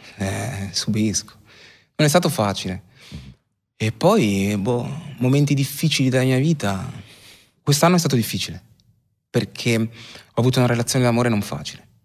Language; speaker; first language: Italian; early bilingual, other home language; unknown